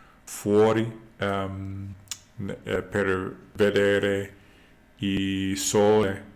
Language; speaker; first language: Italian; non-native, learner; English